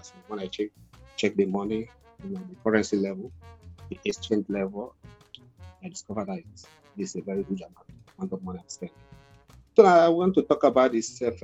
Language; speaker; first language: English; non-native, local second language; Igbo